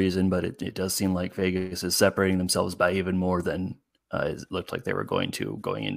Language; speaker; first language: English; native; English